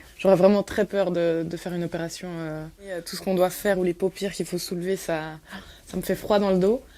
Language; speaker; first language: French; native; French